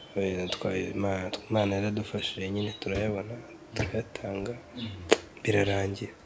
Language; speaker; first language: Kinyarwanda; native; Kinyarwanda